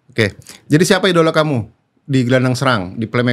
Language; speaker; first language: Indonesian; native; Indonesian